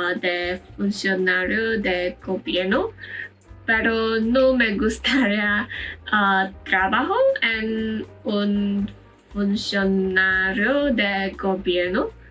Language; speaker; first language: Spanish; non-native, learner; Malay